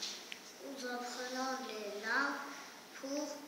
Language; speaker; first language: French; non-native, learner; Armenian